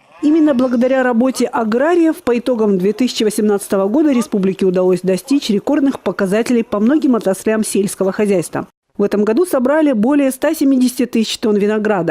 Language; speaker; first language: Russian; native; Russian